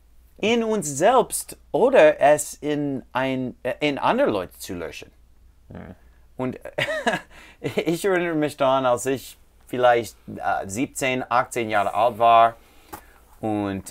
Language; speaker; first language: German; non-native, learner; English